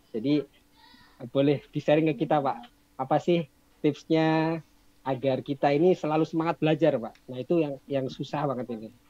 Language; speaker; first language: Indonesian; native; Indonesian